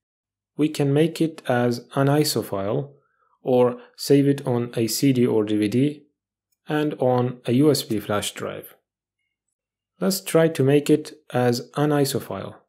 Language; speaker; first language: English; non-native, fluent; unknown